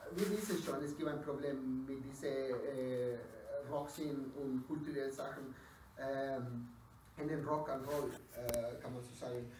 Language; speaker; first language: German; non-native, learner; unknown